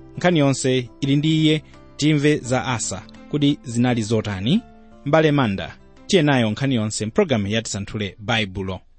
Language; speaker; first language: Nyanja; native; Nyanja